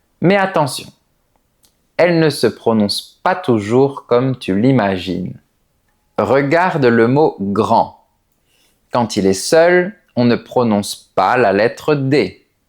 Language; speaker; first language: French; native; French